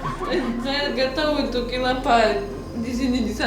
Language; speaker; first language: Indonesian; non-native, learner; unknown